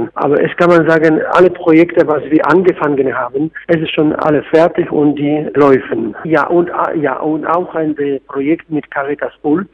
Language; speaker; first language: German; non-native, fluent; Polish